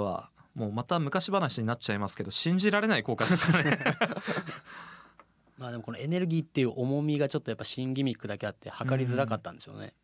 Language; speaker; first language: Japanese; native; Japanese